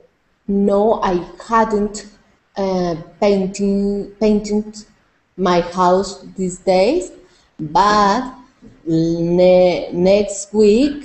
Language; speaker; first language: English; non-native, learner; Spanish